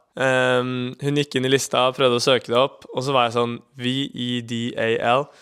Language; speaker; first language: Norwegian; native; Norwegian